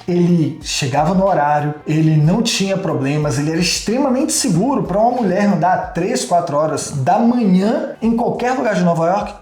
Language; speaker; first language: Portuguese; native; Portuguese